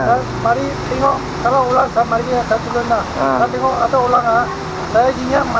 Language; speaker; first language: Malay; non-native, local second language; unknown